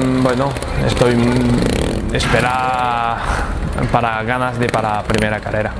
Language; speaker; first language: Spanish; non-native, learner; Japanese